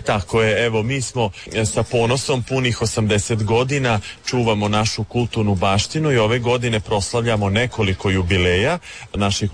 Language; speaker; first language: Serbian; native; Serbian